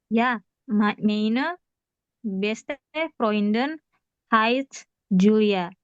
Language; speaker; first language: German; non-native, learner; Indonesian